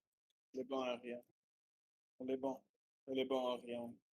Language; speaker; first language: French; non-native, learner; Russian